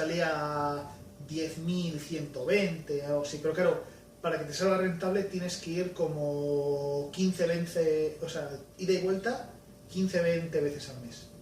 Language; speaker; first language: Spanish; native; Spanish